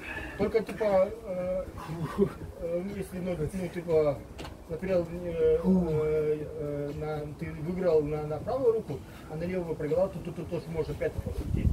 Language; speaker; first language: Russian; non-native, fluent; Lithuanian